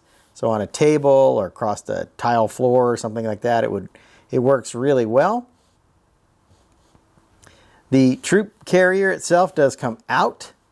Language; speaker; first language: English; native; English